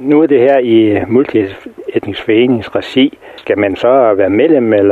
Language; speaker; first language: Danish; native; Danish